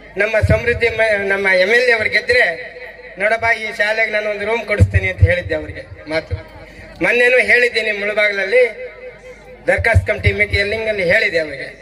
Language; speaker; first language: Kannada; non-native, local second language; Telugu